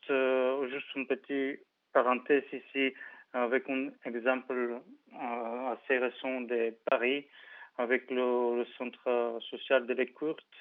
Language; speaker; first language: French; non-native, fluent; Bulgarian